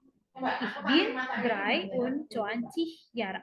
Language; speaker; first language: German; non-native, fluent; Indonesian